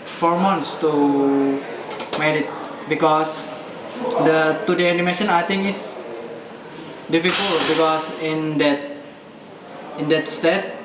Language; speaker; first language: English; non-native, learner; Indonesian